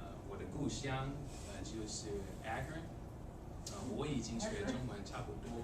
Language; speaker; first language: Chinese; non-native, fluent; English